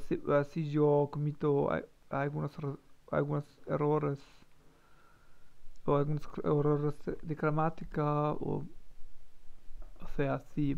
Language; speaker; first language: Spanish; non-native, learner; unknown